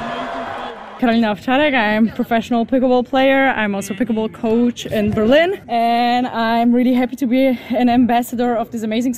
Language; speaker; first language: English; non-native, fluent; Polish